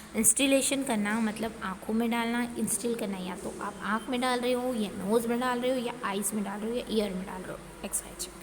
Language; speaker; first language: Hindi; native; Hindi